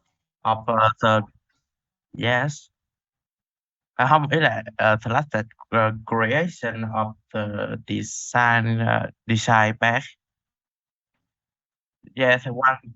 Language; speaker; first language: English; non-native, learner; Vietnamese